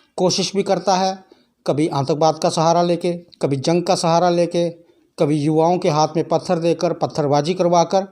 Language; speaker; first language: Hindi; non-native, local second language; Dogri